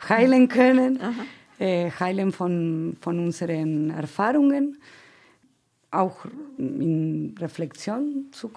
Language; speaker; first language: German; non-native, fluent; Spanish